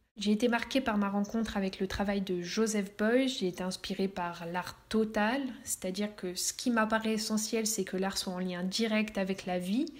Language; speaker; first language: French; native; French